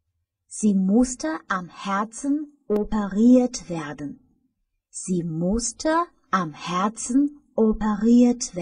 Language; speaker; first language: German; non-native, fluent; Chinese